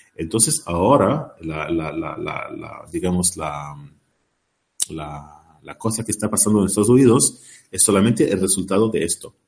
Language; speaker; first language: Spanish; non-native, learner; Arabic